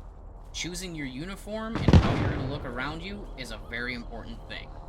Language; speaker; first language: English; native; English